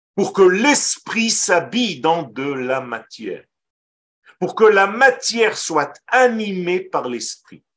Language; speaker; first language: French; non-native, fluent; Hebrew